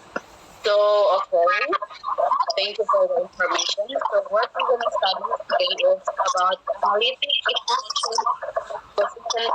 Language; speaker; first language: English; non-native, learner; Indonesian